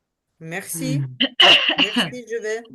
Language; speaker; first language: French; non-native, learner; Ukrainian